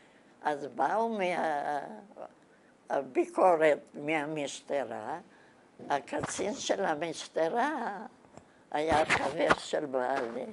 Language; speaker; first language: Hebrew; non-native, fluent; Bulgarian